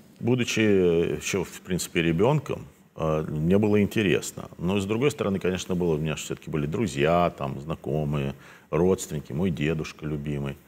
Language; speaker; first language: Russian; native; Russian